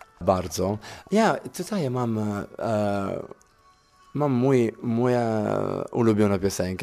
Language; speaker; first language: Polish; non-native, learner; Italian